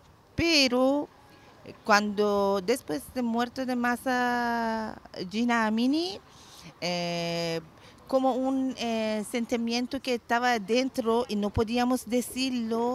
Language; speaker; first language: Spanish; non-native, learner; Persian